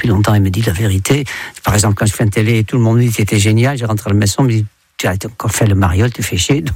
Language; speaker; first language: French; non-native, fluent; Dutch